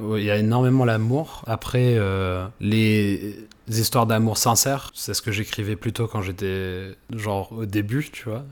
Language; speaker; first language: French; native; French